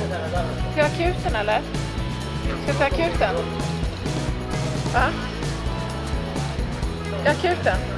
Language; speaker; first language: Swedish; native; Swedish